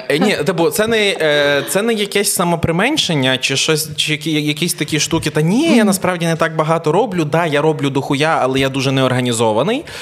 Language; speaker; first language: Ukrainian; native; Ukrainian